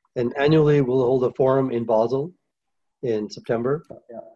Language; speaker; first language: English; early bilingual, other home language; Hindi